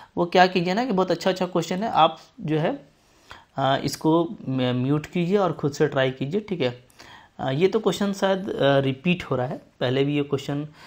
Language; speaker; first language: Hindi; native; Hindi